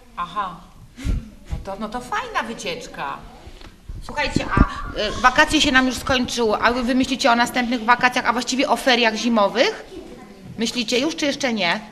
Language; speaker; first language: Polish; native; Polish